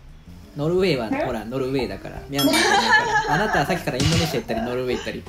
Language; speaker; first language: Japanese; native; Japanese